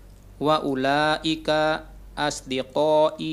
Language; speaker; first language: Arabic; non-native, learner; Indonesian